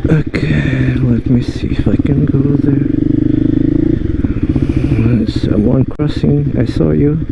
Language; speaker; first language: English; non-native, fluent; Portuguese